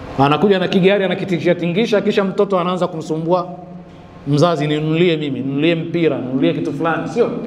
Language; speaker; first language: Swahili; native; Swahili